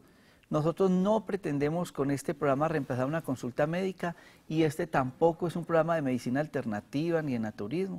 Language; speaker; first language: Spanish; native; Spanish